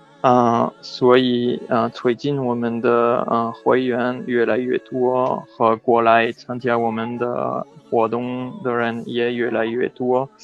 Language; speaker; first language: Chinese; non-native, learner; French